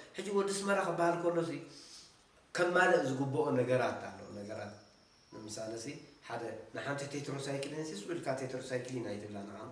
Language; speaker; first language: Tigrinya; native; Tigrinya